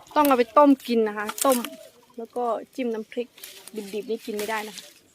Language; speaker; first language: Thai; non-native, local second language; Karen languages